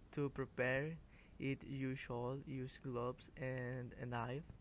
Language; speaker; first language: English; non-native, learner; Spanish